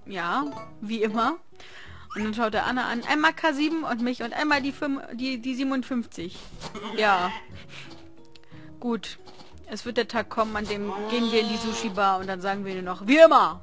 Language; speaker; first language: German; native; German